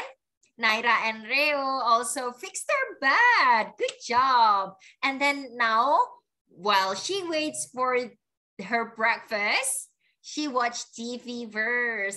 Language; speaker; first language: English; non-native, fluent; Indonesian